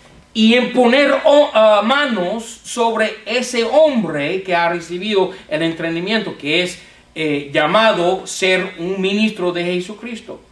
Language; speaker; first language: Spanish; non-native, fluent; English